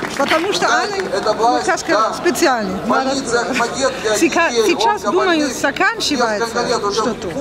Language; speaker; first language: Russian; non-native, learner; German